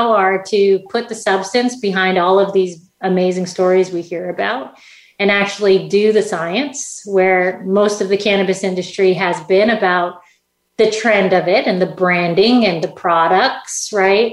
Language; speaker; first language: English; native; English